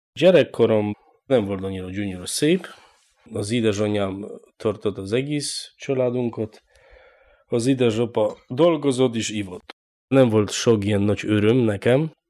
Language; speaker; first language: Hungarian; non-native, learner; Polish